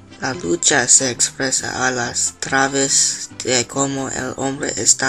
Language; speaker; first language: Spanish; non-native, learner; English